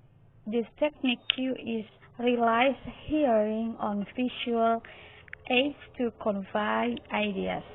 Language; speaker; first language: English; non-native, learner; Indonesian